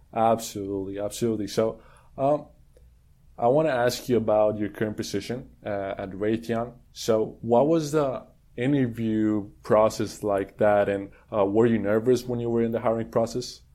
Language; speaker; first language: English; non-native, fluent; Spanish